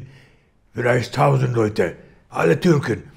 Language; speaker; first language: German; non-native, learner; Turkish